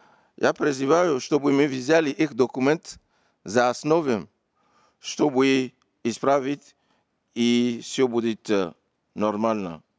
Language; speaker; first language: Russian; non-native, fluent; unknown